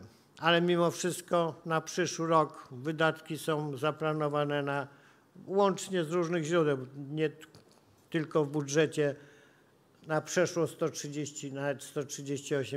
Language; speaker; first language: Polish; native; Polish